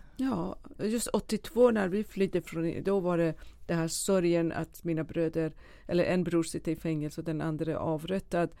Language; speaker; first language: Swedish; non-native, fluent; Persian